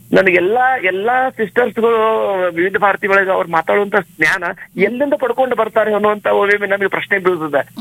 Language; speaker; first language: Kannada; non-native, local second language; Marathi